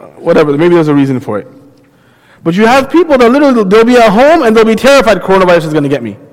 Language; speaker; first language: English; native; English